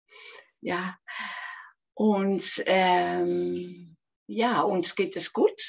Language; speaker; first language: German; non-native, fluent; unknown